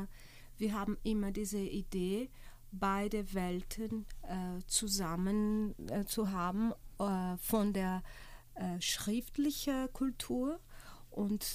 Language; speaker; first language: German; non-native, fluent; Portuguese